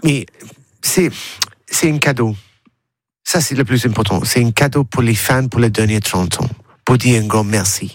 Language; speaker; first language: French; non-native, learner; English